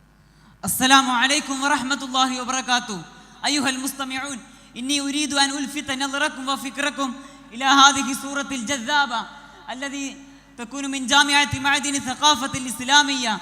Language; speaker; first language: Arabic; non-native, learner; Malayalam